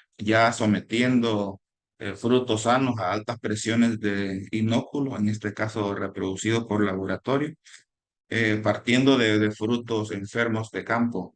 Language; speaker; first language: Spanish; native; Spanish